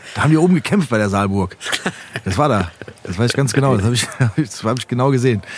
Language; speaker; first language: German; native; German